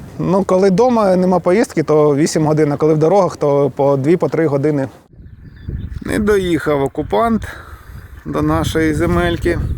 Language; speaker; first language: Ukrainian; non-native, local second language; Russian